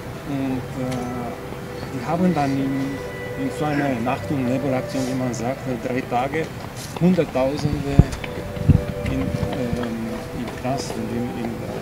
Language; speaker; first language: German; non-native, fluent; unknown